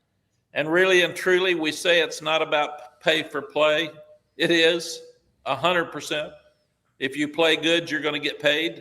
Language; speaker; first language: English; native; English